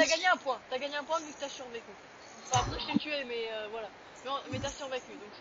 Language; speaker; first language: French; native; French